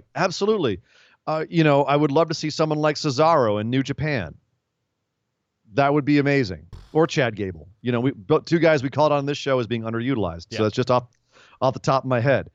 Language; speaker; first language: English; native; English